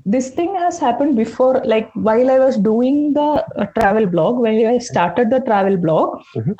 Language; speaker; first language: English; non-native, local second language; Malayalam